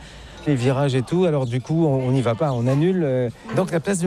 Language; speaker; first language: French; native; French